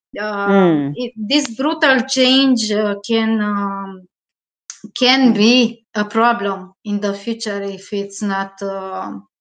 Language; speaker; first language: English; non-native, learner; Romanian